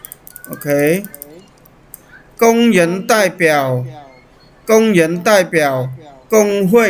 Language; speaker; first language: Chinese; non-native, fluent; Khmer